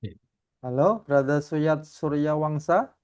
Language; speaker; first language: English; non-native, learner; Indonesian